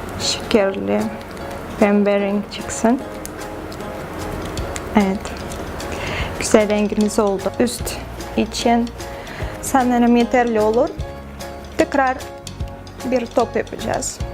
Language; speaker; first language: Turkish; non-native, fluent; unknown